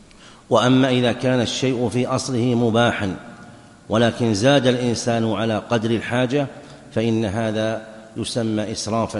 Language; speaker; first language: Arabic; native; Arabic